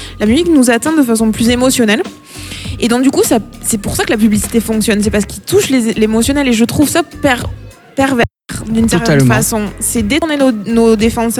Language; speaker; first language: French; native; French